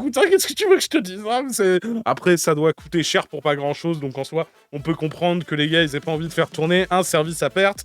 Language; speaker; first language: French; native; French